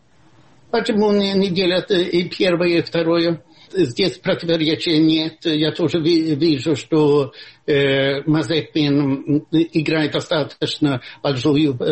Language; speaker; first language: Russian; non-native, fluent; Swedish